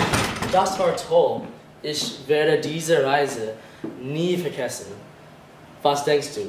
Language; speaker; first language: German; non-native, learner; English